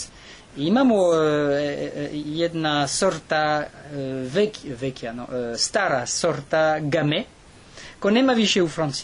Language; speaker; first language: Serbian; non-native, learner; French